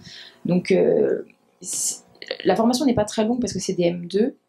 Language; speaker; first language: French; native; French